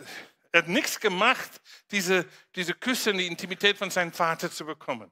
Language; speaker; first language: German; non-native, fluent; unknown